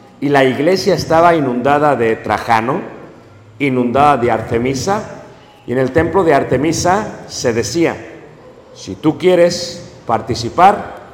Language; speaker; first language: Spanish; native; Spanish